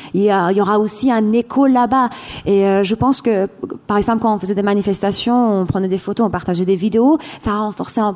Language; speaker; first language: French; non-native, fluent; Persian